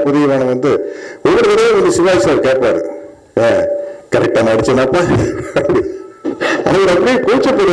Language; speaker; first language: Tamil; native; Tamil